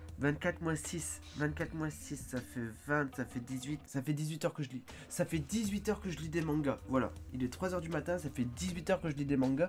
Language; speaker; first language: French; native; French